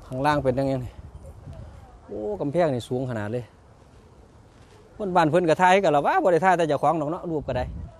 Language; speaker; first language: Thai; native; Thai